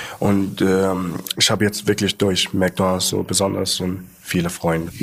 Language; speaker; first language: German; non-native, fluent; Arabic